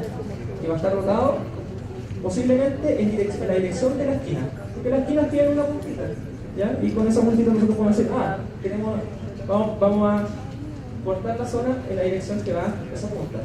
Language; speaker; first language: Spanish; native; Spanish